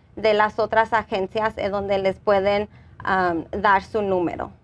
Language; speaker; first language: Spanish; early bilingual, heritage; Spanish